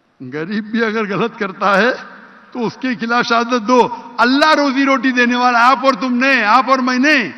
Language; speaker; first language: Urdu; non-native, local second language; Konkani